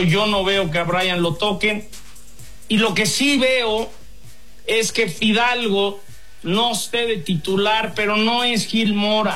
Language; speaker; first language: Spanish; native; Spanish